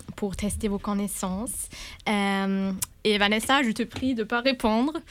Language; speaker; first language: French; non-native, fluent; German